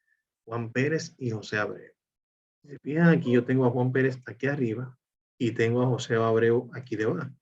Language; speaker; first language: Spanish; native; Spanish